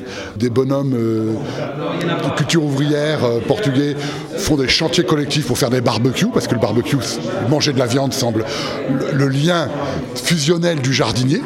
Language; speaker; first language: French; native; French